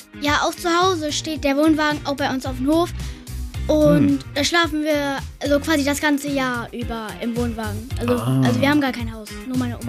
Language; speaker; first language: German; native; German